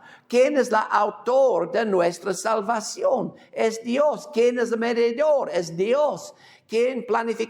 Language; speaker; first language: Spanish; non-native, fluent; English